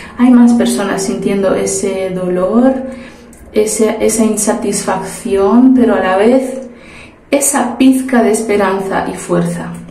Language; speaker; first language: Spanish; early bilingual, other home language; Portuguese